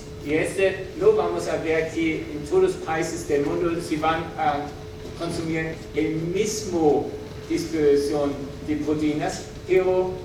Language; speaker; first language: Spanish; non-native, learner; German